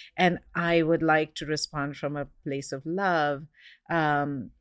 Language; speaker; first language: English; non-native, local second language; Hindi